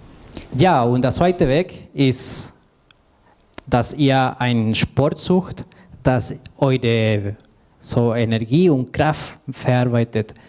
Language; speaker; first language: German; non-native, fluent; Spanish